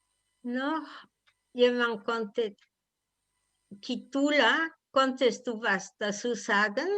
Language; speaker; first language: German; non-native, learner; Spanish